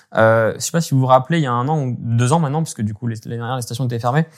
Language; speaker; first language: French; native; French